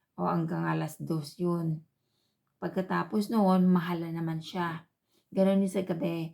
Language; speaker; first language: Filipino; native; Filipino